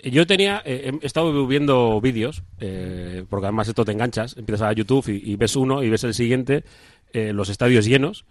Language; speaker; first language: Spanish; native; Spanish